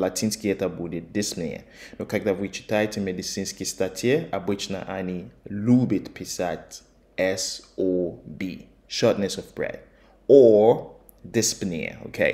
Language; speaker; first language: Russian; non-native, fluent; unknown